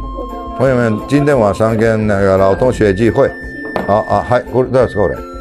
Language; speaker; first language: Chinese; non-native, fluent; Japanese